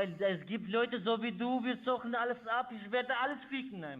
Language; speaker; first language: German; non-native, fluent; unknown